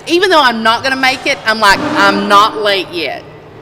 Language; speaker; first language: English; native; English